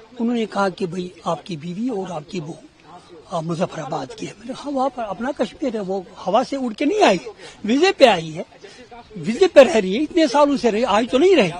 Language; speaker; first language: Urdu; non-native, local second language; Kashmiri